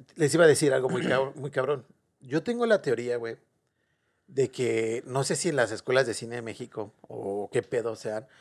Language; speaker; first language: Spanish; native; Spanish